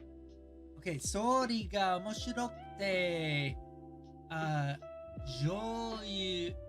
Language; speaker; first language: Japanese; non-native, learner; English